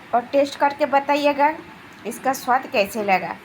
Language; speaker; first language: Hindi; non-native, local second language; Bangla